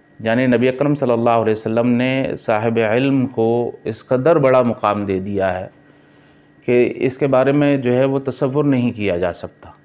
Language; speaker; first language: Urdu; native; Urdu